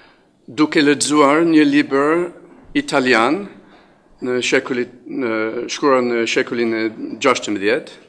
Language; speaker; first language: Albanian; non-native, fluent; English